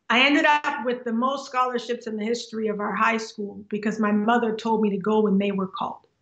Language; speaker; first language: English; native; English